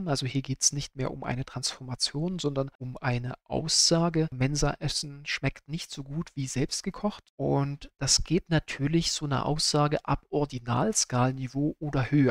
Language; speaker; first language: German; native; German